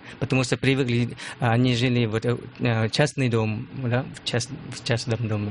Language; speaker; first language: Russian; non-native, learner; Lao